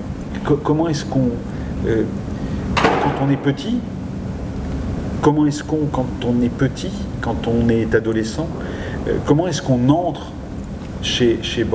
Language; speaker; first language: French; native; French